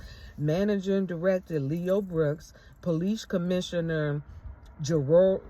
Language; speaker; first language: English; native; English